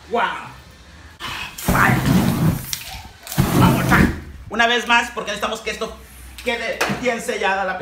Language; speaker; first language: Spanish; native; Spanish